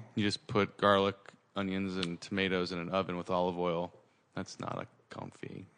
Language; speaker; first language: English; early bilingual, other home language; Italian